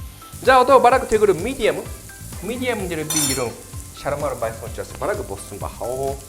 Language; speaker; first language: Mongolian; non-native, learner; Japanese